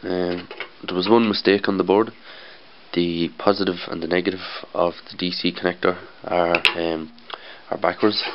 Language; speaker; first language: English; native; English